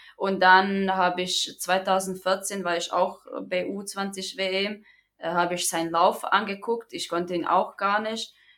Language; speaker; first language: German; non-native, fluent; Croatian